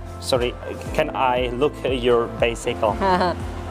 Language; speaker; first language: English; non-native, learner; Indonesian